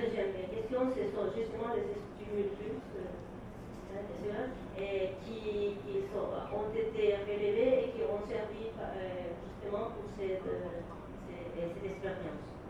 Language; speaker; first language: French; non-native, fluent; Portuguese